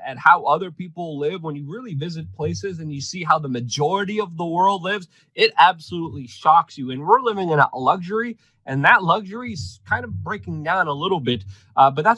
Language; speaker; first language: English; non-native, fluent; Polish